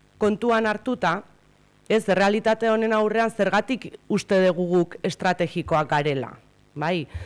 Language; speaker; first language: Basque; native; Basque